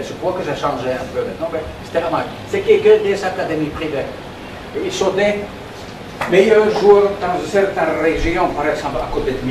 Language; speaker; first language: French; non-native, learner; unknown